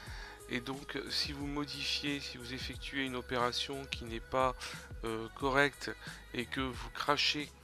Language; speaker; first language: French; native; French